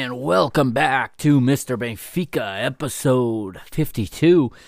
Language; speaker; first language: English; native; English